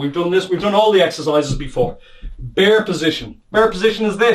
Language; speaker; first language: English; native; English